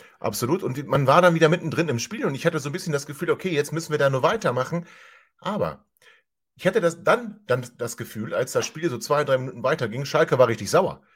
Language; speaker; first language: German; native; German